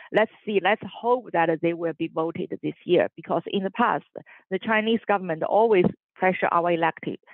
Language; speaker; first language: English; non-native, fluent; Chinese